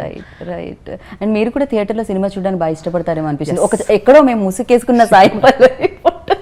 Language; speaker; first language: Telugu; native; Telugu